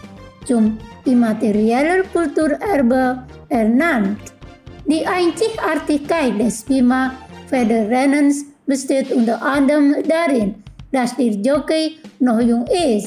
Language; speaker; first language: German; non-native, fluent; Indonesian